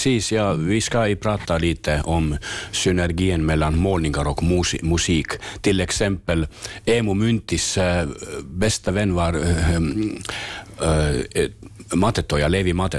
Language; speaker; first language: Swedish; non-native, learner; Finnish